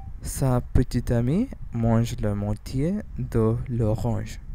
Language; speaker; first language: French; non-native, learner; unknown